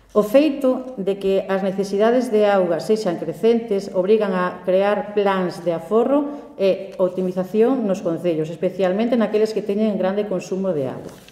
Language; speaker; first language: Galician; native; Galician